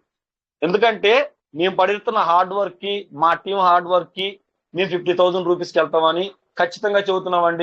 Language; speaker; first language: Telugu; native; Telugu